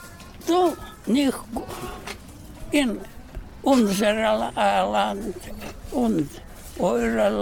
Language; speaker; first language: German; non-native, learner; Russian